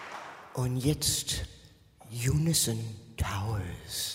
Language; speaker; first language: German; non-native, learner; Danish